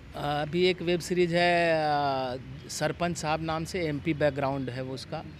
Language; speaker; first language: Hindi; native; Hindi